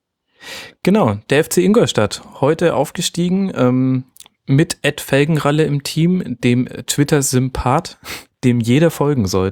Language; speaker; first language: German; native; German